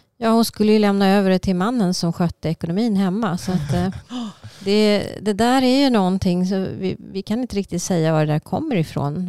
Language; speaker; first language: Swedish; native; Swedish